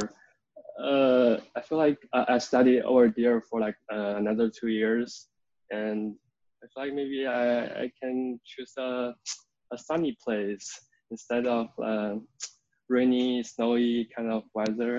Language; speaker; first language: English; non-native, fluent; Chinese